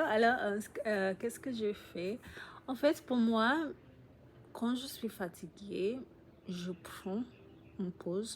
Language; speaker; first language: French; non-native, learner; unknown